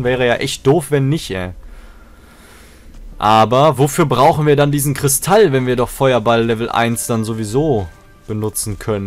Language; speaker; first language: German; native; German